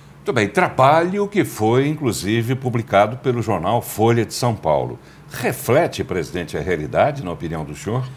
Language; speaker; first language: Portuguese; native; Portuguese